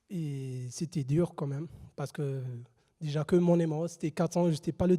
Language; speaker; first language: French; non-native, fluent; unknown